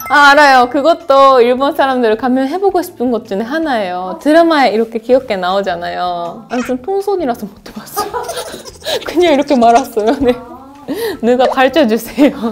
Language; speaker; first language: Korean; non-native, fluent; Japanese